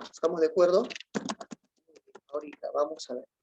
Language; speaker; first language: Spanish; native; Spanish